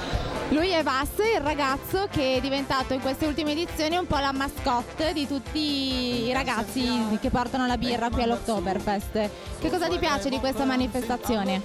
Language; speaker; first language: Italian; native; Italian